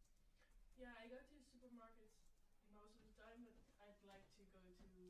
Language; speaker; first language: English; non-native, fluent; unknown